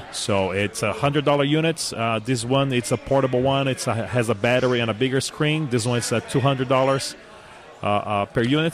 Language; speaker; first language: English; non-native, fluent; Portuguese